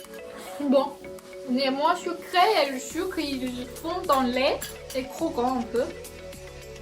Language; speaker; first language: French; non-native, learner; Chinese